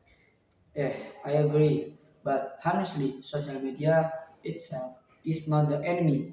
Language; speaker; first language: English; non-native, learner; Indonesian